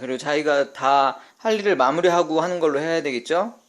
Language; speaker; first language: Korean; native; Korean